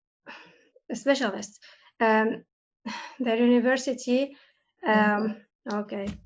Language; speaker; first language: English; non-native, learner; Arabic